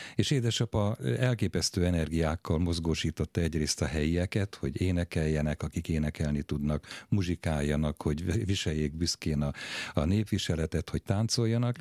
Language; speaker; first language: Hungarian; native; Hungarian